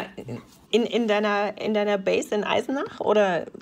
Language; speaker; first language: German; native; German